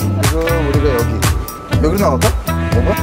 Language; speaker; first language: Korean; native; Korean